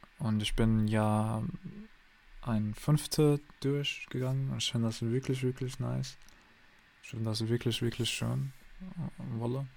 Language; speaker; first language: German; non-native, learner; English